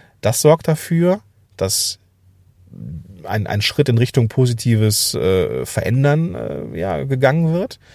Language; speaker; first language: German; native; German